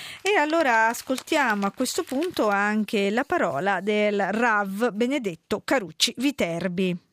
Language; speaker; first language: Italian; native; Italian